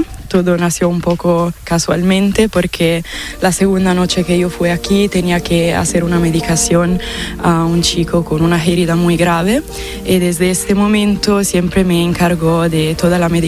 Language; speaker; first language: Spanish; non-native, fluent; Italian